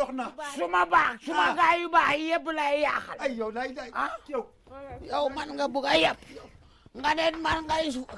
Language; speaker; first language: Wolof; native; Wolof